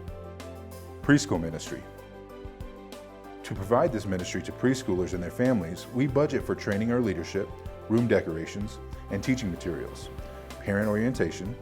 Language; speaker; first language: English; native; English